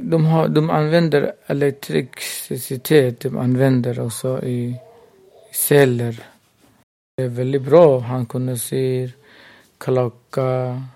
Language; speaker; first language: Swedish; non-native, local second language; Burmese